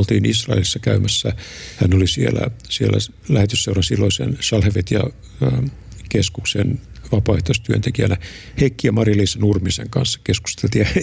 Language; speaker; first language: Finnish; native; Finnish